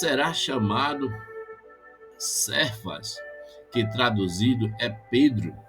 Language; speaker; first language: Portuguese; native; Portuguese